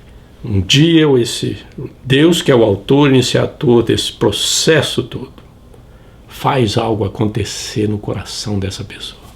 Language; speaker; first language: Portuguese; native; Portuguese